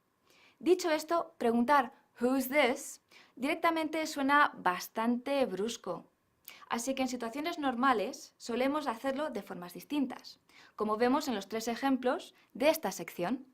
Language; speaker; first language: Spanish; non-native, fluent; English